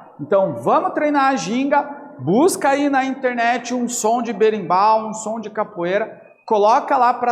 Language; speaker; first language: Portuguese; native; Portuguese